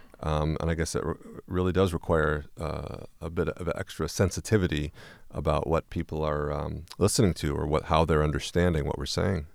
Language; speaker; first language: English; native; English